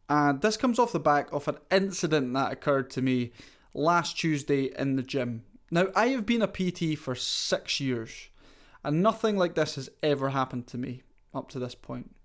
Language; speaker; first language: English; native; English